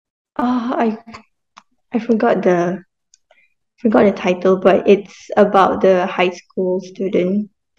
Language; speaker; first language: English; non-native, local second language; Malay